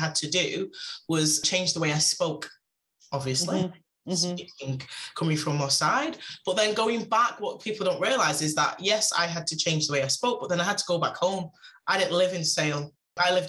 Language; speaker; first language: English; native; English